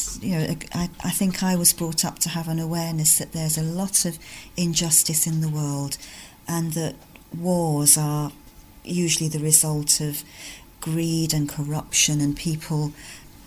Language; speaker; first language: English; native; English